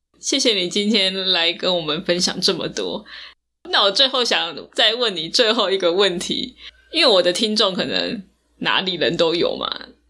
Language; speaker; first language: Chinese; native; Chinese